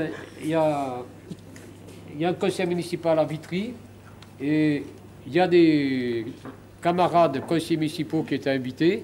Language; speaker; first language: French; native; French